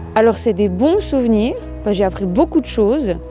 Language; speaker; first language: French; native; French